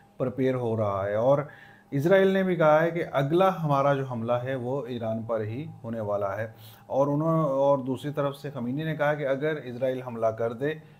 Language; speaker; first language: Urdu; non-native, local second language; Punjabi